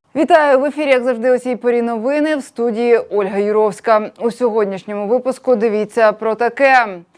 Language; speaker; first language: Ukrainian; native; Ukrainian